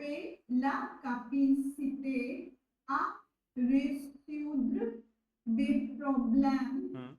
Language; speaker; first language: French; non-native, learner; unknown